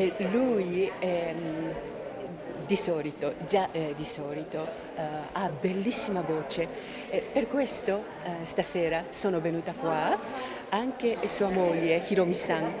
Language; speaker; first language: Italian; non-native, learner; Japanese